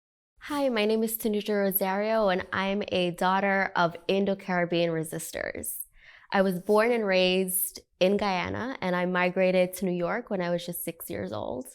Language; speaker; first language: English; early bilingual, other home language; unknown